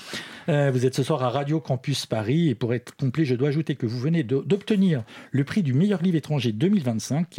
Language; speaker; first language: French; native; French